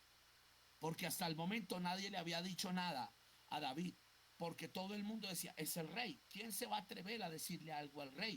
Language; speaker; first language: Spanish; native; Spanish